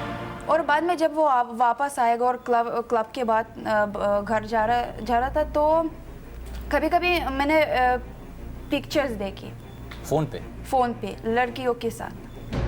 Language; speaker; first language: Hindi; non-native, fluent; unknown